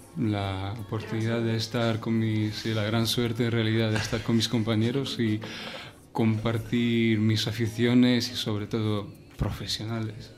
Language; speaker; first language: Spanish; non-native, fluent; Ukrainian